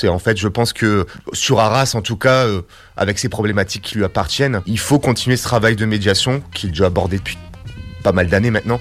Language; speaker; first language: French; native; French